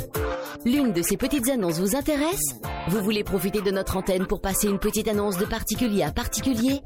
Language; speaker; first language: French; native; French